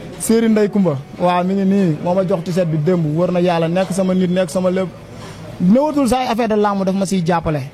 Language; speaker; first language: Wolof; non-native, local second language; Serer